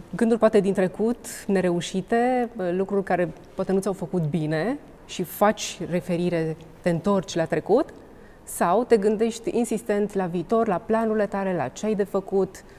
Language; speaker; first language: Romanian; native; Romanian